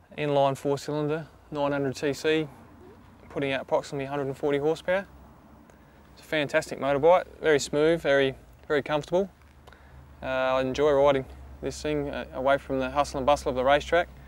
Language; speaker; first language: English; native; English